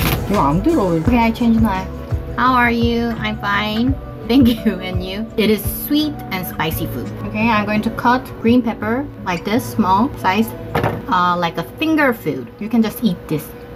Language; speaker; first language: English; non-native, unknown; Korean